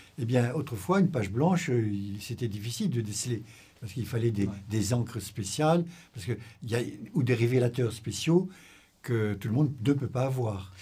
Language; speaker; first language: French; native; French